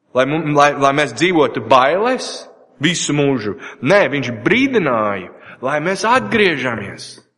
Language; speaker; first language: Latvian; non-native, learner; English